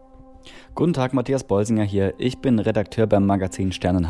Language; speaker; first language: German; native; German